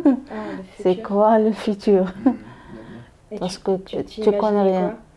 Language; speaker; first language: French; non-native, learner; Arabic